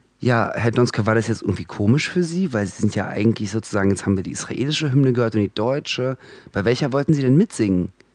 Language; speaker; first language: German; early bilingual, other home language; Russian